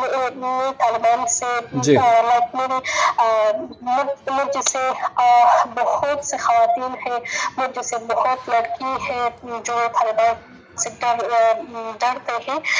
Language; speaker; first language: Hindi; non-native, fluent; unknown